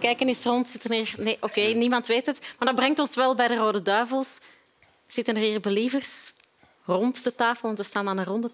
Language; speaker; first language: Dutch; native; Dutch